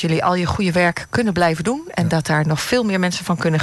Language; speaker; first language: Dutch; native; Dutch